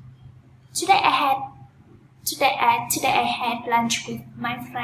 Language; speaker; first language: English; non-native, fluent; Vietnamese